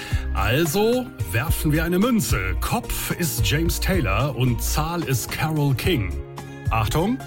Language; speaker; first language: German; native; German